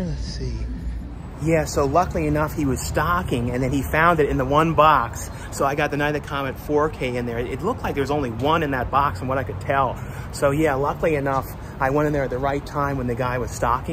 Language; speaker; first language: English; native; English